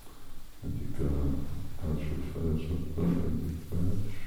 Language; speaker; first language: Hungarian; native; Hungarian